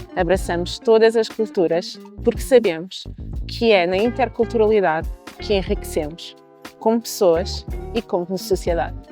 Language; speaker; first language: Portuguese; native; Portuguese